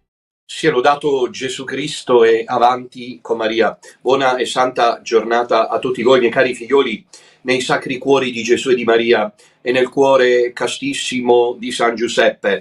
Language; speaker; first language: Italian; native; Italian